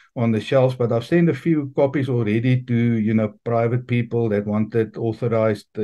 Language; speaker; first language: English; non-native, local second language; Afrikaans